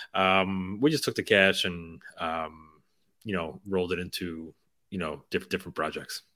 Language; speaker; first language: English; native; English